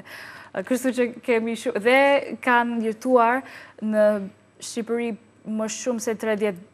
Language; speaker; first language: Albanian; non-native, learner; English